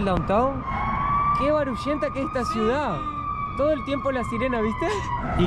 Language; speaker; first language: Spanish; native; Spanish